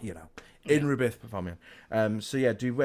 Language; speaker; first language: Welsh; non-native, local second language; English